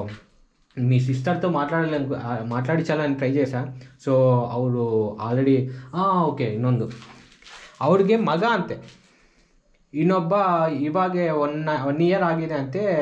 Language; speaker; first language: Kannada; non-native, local second language; Telugu